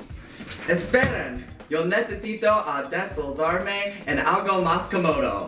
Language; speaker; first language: Spanish; non-native, learner; English